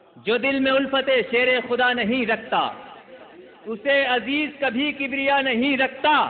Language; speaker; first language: Urdu; native; Urdu